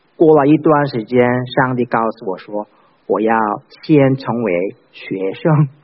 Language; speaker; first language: Chinese; non-native, fluent; Korean